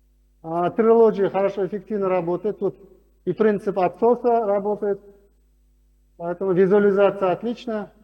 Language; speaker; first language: Russian; non-native, local second language; Uzbek